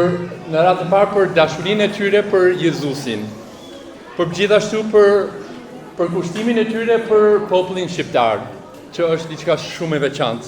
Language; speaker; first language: Albanian; non-native, fluent; English